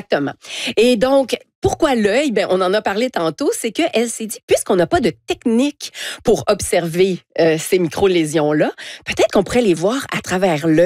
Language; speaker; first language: French; native; French